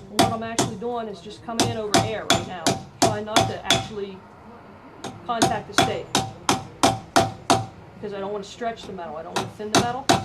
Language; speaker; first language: English; native; English